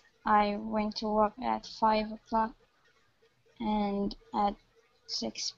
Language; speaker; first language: English; non-native, learner; Arabic